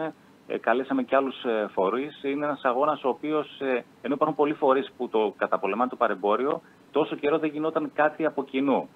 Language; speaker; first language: Greek; native; Greek